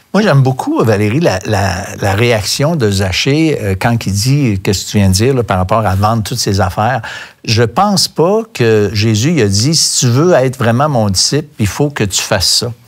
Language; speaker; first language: French; native; French